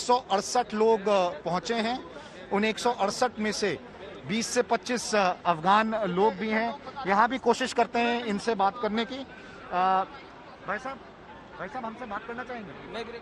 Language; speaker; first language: Hindi; native; Hindi